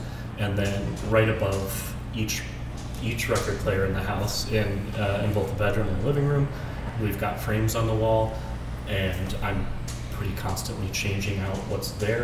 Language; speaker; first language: English; native; English